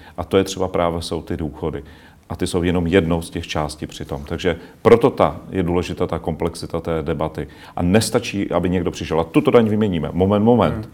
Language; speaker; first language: Czech; native; Czech